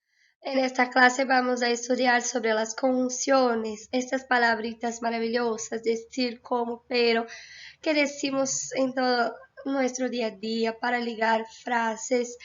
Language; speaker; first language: Spanish; non-native, fluent; Portuguese